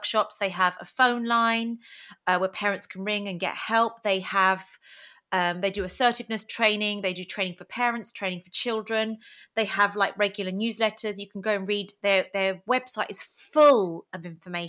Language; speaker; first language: English; early bilingual, other home language; Greek